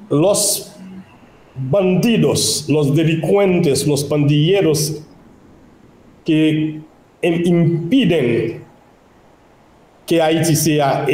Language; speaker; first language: Spanish; non-native, local second language; Haitian Creole